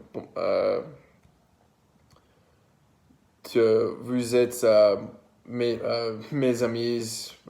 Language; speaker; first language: French; non-native, learner; English